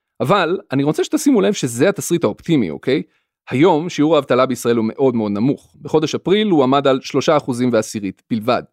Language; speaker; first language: Hebrew; native; Hebrew